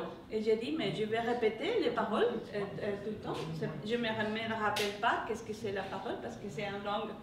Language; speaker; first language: French; non-native, learner; English